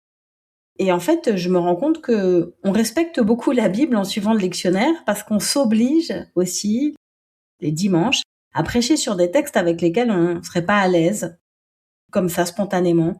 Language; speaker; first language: French; native; French